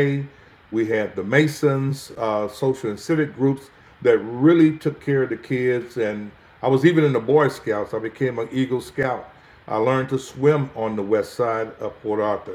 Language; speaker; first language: English; native; English